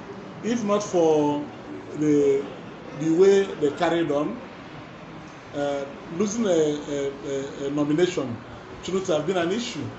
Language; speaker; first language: English; non-native, local second language; Igbo